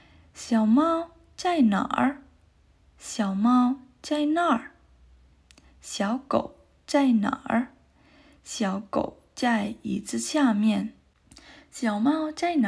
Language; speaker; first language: Chinese; non-native, fluent; Indonesian